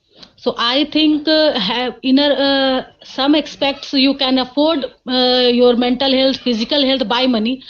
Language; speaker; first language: English; non-native, learner; Hindi